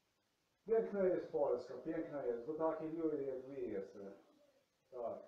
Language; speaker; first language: Polish; non-native, learner; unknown